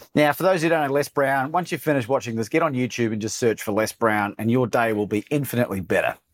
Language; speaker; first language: English; native; English